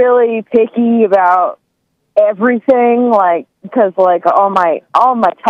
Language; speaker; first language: English; native; English